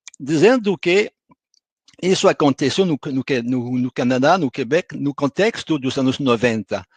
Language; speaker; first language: Portuguese; non-native, fluent; French